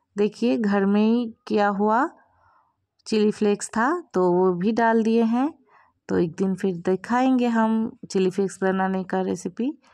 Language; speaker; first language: Hindi; non-native, local second language; Bangla